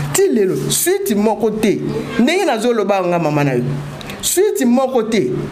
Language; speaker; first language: Lingala; native; Lingala